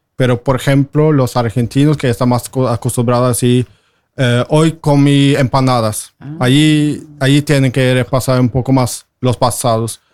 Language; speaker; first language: Spanish; non-native, fluent; Norwegian